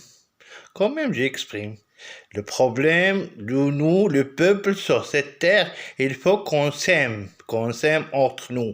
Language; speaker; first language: French; non-native, local second language; Arabic